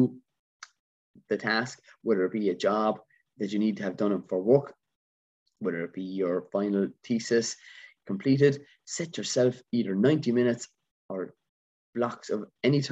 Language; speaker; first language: English; native; English